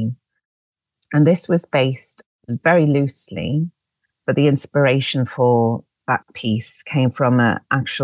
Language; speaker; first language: English; native; English